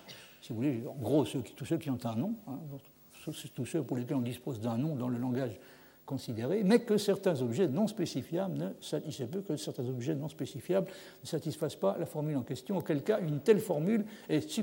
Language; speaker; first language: French; native; French